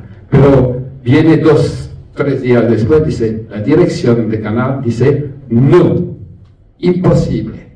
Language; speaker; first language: Spanish; non-native, learner; French